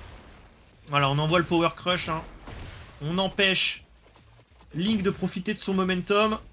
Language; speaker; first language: French; native; French